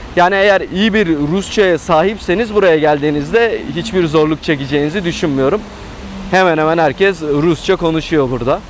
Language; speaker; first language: Turkish; native; Turkish